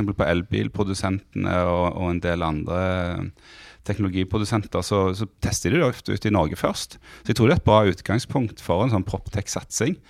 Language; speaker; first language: Norwegian; native; Norwegian